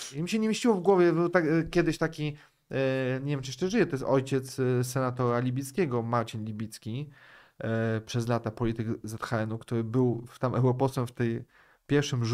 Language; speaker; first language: Polish; native; Polish